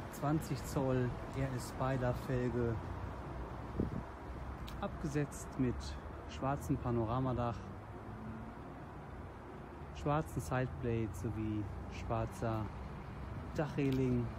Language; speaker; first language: German; native; German